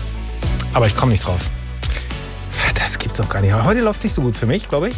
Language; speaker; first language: German; native; German